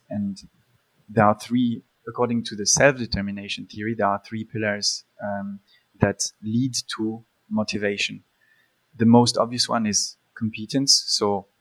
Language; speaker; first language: English; early bilingual, other home language; Polish